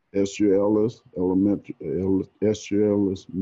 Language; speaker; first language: English; native; English